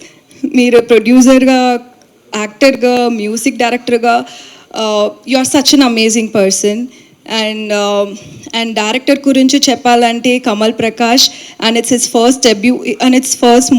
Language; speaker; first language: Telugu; non-native, learner; Tamil